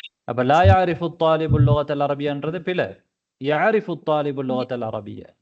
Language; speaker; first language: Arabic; non-native, fluent; Tamil